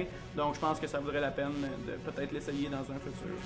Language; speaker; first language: French; native; French